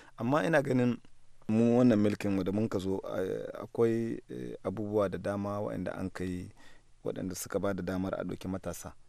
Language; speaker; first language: Hausa; native; Hausa